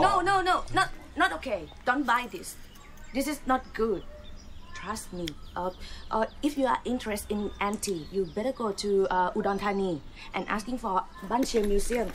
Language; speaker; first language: English; non-native, fluent; Thai